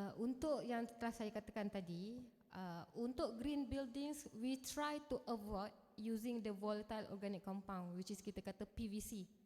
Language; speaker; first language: Malay; native; Malay